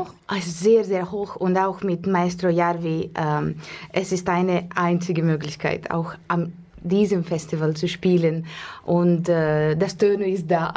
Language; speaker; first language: German; non-native, learner; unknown